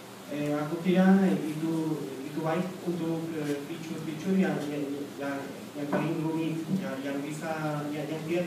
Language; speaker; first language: Indonesian; non-native, fluent; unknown